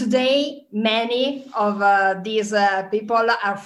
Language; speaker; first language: English; non-native, fluent; Italian